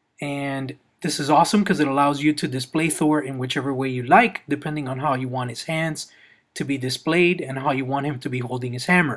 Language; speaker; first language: English; native; English